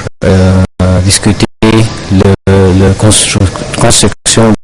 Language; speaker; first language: French; non-native, fluent; Arabic